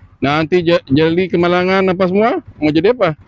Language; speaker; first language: Malay; native; Malay